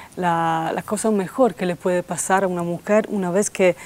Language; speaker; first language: Spanish; non-native, fluent; Italian